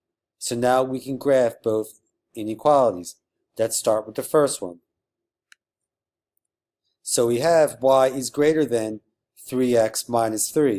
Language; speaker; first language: English; native; English